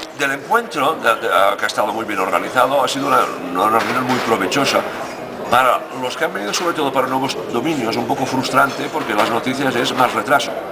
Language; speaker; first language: Spanish; non-native, local second language; Catalan